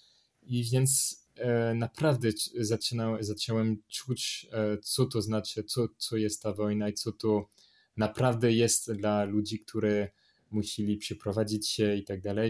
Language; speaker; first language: Polish; non-native, learner; French